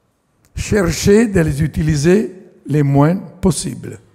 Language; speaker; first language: French; non-native, fluent; Italian